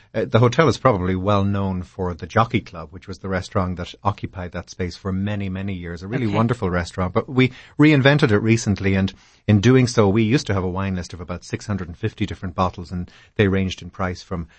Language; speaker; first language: English; native; English